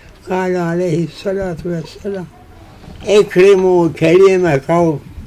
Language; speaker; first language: Arabic; non-native, fluent; Turkish